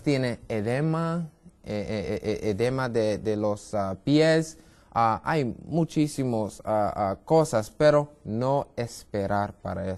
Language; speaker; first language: Spanish; non-native, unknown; English